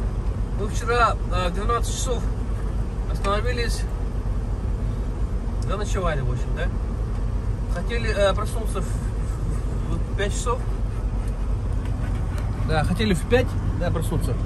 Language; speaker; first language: Russian; native; Russian